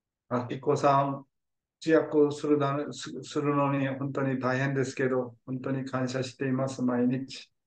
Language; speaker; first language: Japanese; non-native, fluent; Korean